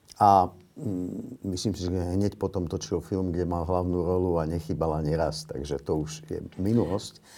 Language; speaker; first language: Slovak; native; Slovak